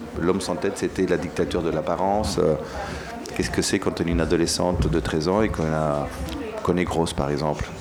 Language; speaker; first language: French; early bilingual, other home language; Spanish